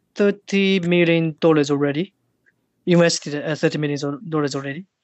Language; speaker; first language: English; non-native, fluent; Chinese